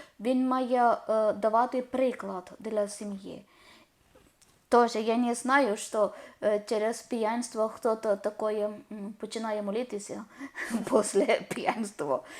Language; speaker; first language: Ukrainian; non-native, learner; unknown